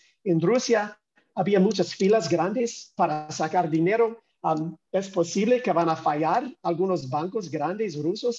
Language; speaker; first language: Spanish; non-native, fluent; English